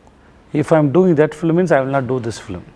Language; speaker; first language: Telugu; non-native, local second language; Tamil